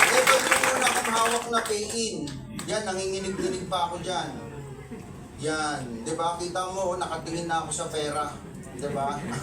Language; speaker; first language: Filipino; non-native, local second language; Cebuano